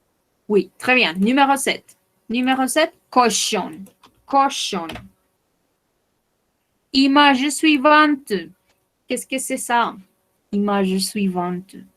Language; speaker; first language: French; non-native, fluent; Spanish